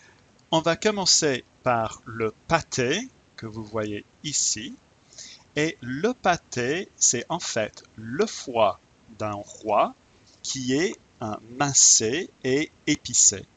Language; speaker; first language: French; non-native, fluent; English